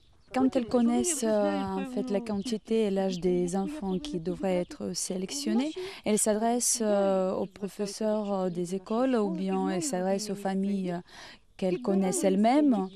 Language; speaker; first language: French; non-native, fluent; Ukrainian